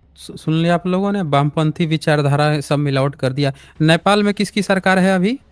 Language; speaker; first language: Hindi; native; Hindi